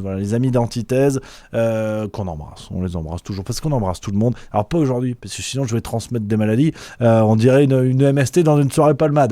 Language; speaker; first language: French; native; French